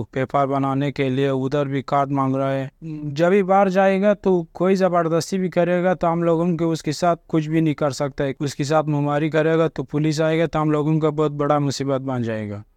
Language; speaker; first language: Urdu; non-native, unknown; Persian